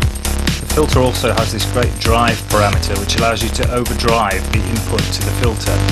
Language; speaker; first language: English; native; English